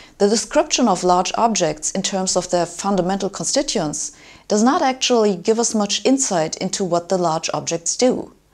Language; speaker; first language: English; non-native, fluent; German